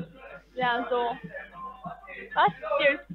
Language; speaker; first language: German; non-native, fluent; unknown